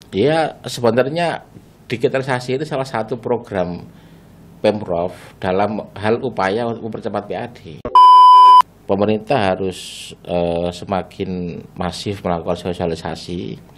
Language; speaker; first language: Indonesian; non-native, local second language; Javanese